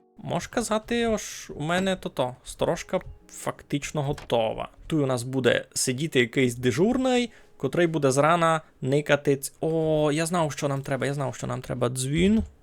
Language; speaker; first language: Ukrainian; native; Ukrainian